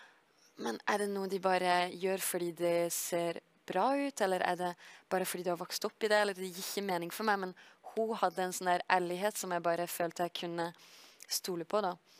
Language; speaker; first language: Norwegian; early bilingual, heritage; French